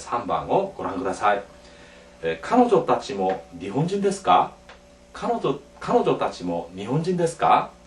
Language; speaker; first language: Japanese; non-native, fluent; Korean